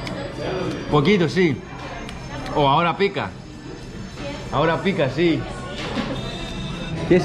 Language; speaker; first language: Spanish; non-native, learner; Greek